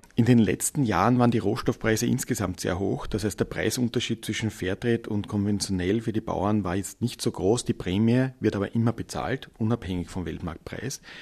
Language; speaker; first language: German; native; German